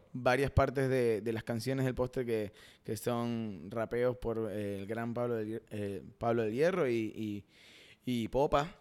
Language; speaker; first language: Spanish; native; Spanish